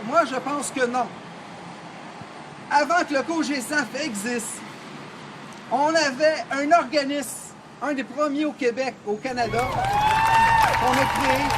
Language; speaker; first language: French; native; French